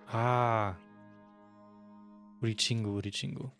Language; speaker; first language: Korean; non-native, fluent; German